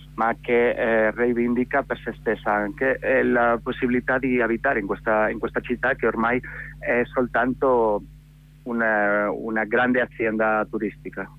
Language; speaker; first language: Italian; non-native, fluent; Catalan